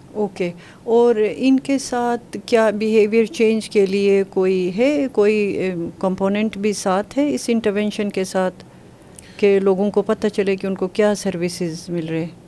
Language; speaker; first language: Urdu; non-native, local second language; Balti